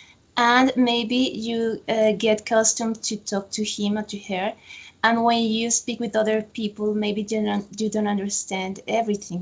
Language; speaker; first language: English; non-native, fluent; Spanish